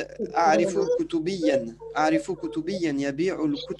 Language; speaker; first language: Arabic; non-native, fluent; French